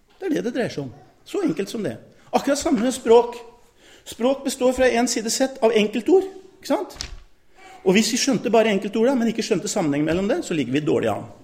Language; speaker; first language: Norwegian; native; Norwegian